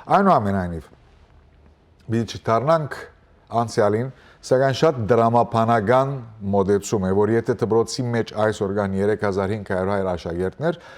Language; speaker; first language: Armenian; early bilingual, heritage; Armenian